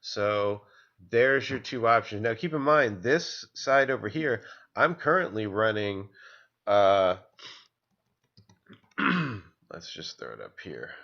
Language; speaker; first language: English; native; English